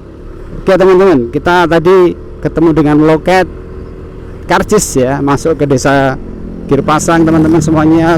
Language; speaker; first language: Indonesian; non-native, local second language; Javanese